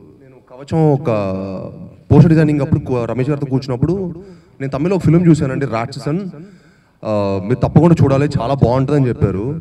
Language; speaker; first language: Telugu; native; Telugu